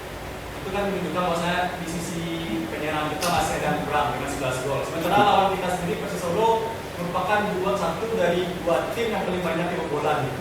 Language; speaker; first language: Indonesian; native; Indonesian